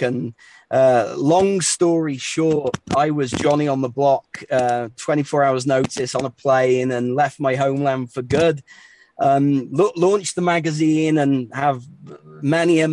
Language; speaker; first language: English; native; English